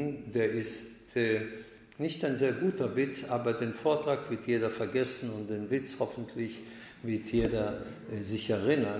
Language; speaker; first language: German; non-native, fluent; Hebrew